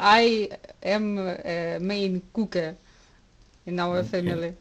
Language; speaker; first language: English; non-native, learner; Russian